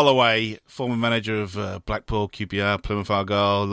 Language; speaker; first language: English; native; English